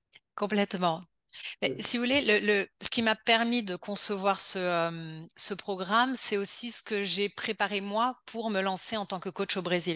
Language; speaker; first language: French; native; French